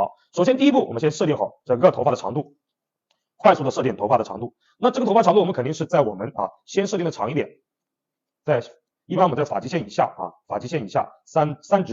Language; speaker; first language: Chinese; native; Chinese